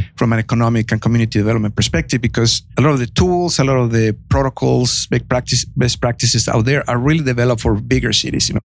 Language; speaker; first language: English; non-native, fluent; Spanish